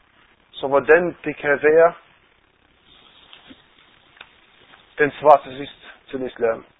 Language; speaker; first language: Danish; non-native, fluent; Arabic